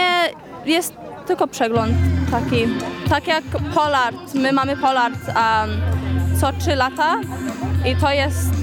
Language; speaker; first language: Polish; early bilingual, heritage; Polish